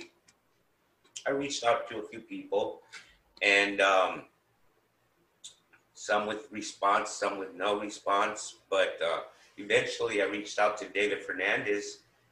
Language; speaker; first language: English; native; English